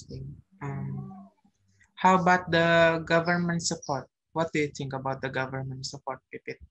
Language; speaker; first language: English; non-native, learner; Indonesian